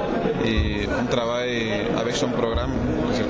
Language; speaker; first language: French; non-native, learner; Spanish